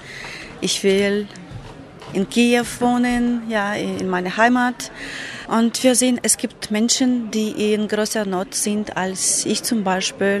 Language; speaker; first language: German; non-native, fluent; Ukrainian